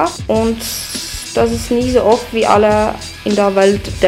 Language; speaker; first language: German; non-native, fluent; Polish